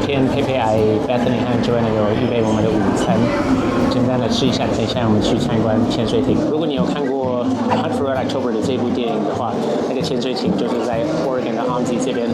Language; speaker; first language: Chinese; non-native, fluent; English